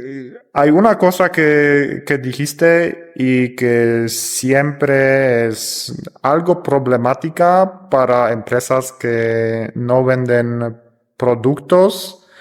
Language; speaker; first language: Spanish; non-native, fluent; Polish